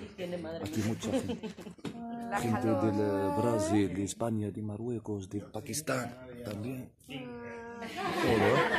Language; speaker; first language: Spanish; non-native, learner; Arabic